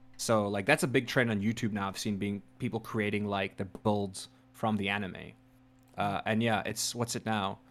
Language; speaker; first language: English; native; English